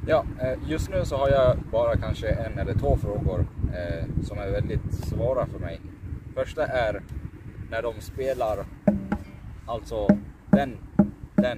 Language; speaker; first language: Swedish; early bilingual, other home language; Persian